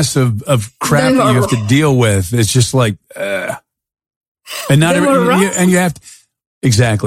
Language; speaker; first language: English; native; English